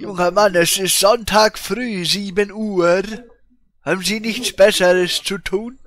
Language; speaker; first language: German; native; German